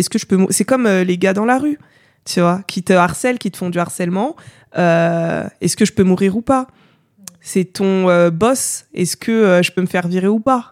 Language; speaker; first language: French; native; French